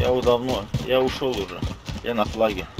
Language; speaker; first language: Russian; non-native, learner; Azerbaijani